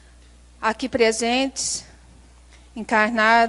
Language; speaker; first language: Portuguese; native; Portuguese